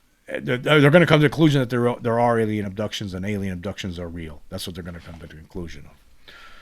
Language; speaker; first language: English; native; English